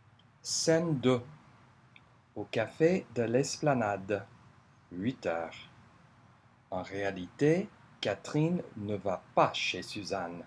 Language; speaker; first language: French; non-native, fluent; English